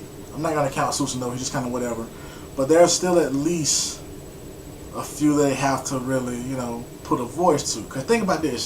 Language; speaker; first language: English; native; English